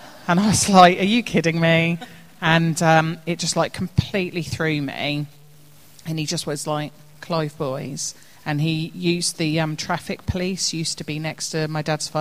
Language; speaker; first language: English; native; English